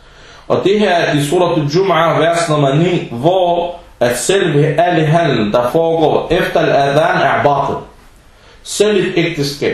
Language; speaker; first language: Danish; non-native, fluent; Arabic